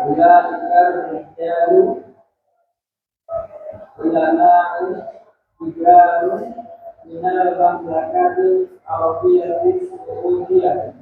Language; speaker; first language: Arabic; non-native, learner; Indonesian